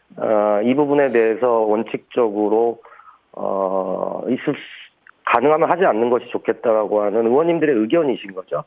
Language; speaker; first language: Korean; native; Korean